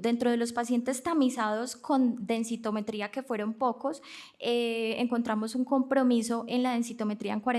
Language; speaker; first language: Spanish; native; Spanish